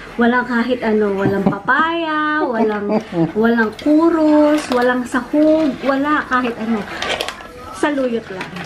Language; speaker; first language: Filipino; non-native, local second language; Iloko